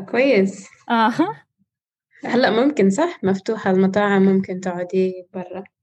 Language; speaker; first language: Arabic; non-native, fluent; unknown